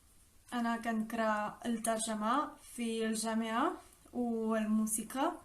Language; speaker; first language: Arabic; non-native, learner; Spanish